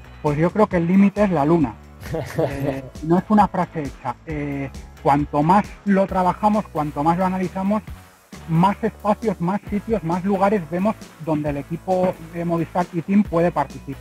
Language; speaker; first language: Spanish; native; Spanish